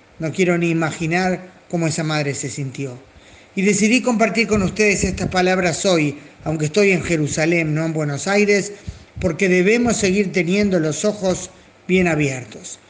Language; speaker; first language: Spanish; native; Spanish